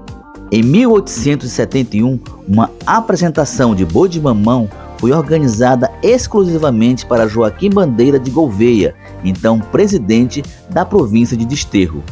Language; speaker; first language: Portuguese; native; Portuguese